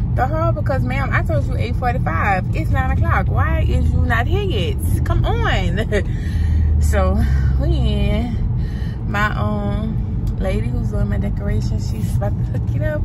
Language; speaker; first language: English; native; English